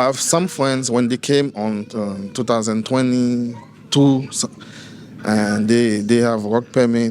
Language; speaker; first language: English; non-native, learner; Haitian Creole